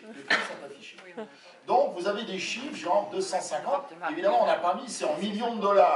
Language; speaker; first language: French; native; French